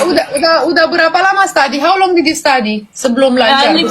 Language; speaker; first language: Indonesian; non-native, fluent; Romanian